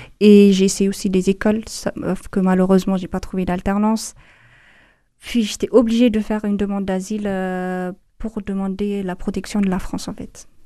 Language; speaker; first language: French; non-native, fluent; Amharic